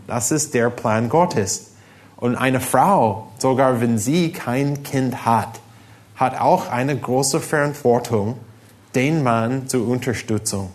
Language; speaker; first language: German; non-native, fluent; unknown